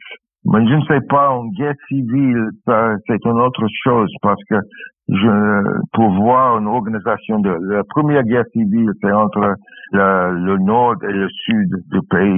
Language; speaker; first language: French; non-native, fluent; English